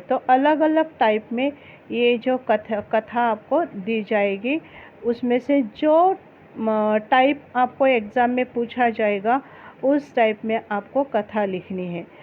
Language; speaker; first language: Hindi; non-native, local second language; Marathi